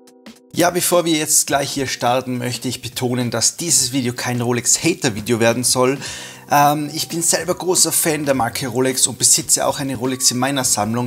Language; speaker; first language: German; native; German